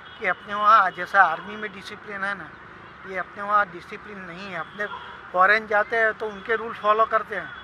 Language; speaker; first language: Hindi; non-native, local second language; Gujarati